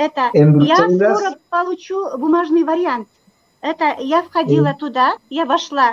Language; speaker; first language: Russian; non-native, local second language; Kyrgyz